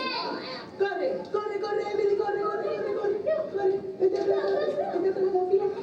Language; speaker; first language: Spanish; native; Spanish